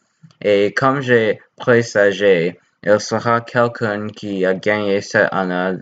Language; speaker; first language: French; non-native, learner; English